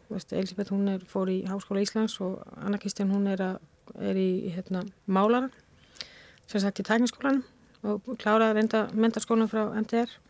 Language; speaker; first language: Icelandic; non-native, fluent; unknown